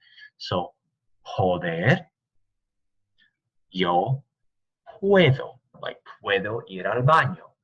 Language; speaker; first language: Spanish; non-native, fluent; English